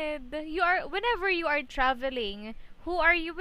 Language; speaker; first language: English; non-native, fluent; Filipino